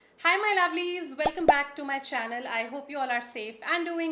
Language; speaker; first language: Hindi; native; Hindi